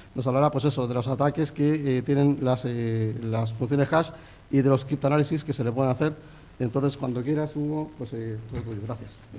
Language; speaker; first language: Spanish; native; Spanish